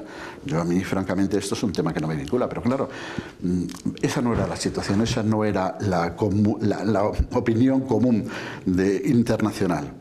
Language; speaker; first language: Spanish; native; Spanish